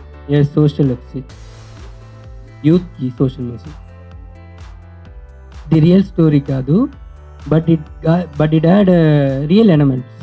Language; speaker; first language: Telugu; non-native, learner; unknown